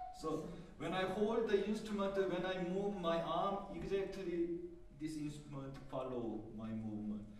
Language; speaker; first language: English; non-native, learner; Korean